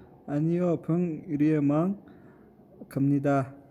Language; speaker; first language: Korean; non-native, fluent; Mongolian